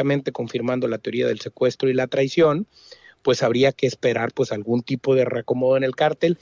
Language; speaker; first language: Spanish; native; Spanish